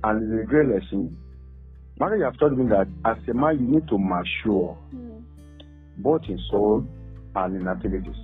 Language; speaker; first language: English; non-native, local second language; Yoruba